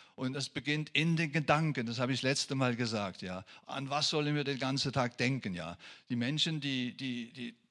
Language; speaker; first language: German; non-native, fluent; French